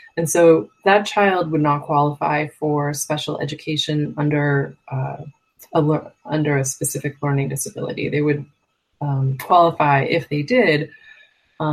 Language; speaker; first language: English; native; English